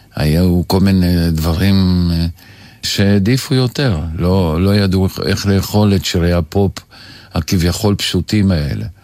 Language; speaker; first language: Hebrew; early bilingual, other home language; Polish